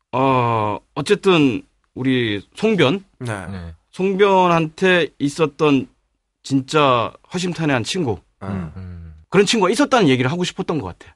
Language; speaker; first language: Korean; native; Korean